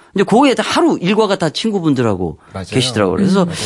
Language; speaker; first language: Korean; native; Korean